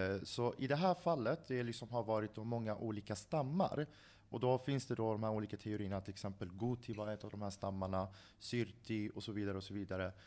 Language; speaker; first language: Swedish; early bilingual, other home language; Central Kurdish